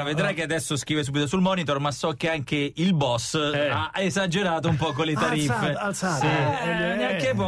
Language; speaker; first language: Italian; native; Italian